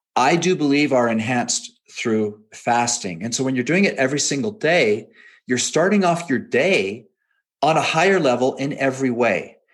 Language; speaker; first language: English; native; English